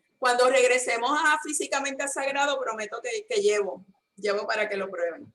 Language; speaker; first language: Spanish; native; Spanish